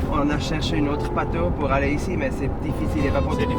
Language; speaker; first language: French; non-native, fluent; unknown